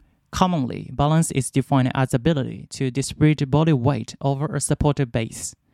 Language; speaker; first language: English; non-native, fluent; Japanese